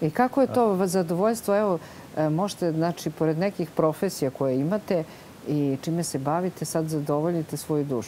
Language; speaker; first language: Serbian; native; Serbian